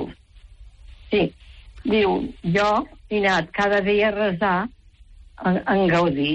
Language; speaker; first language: Catalan; native; Catalan